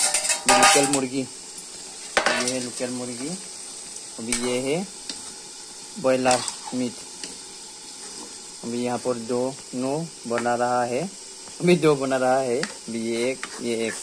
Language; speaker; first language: Hindi; non-native, local second language; Bodo